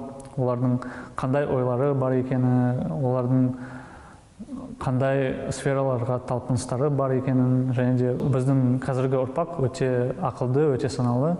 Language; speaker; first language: Kazakh; non-native, local second language; Russian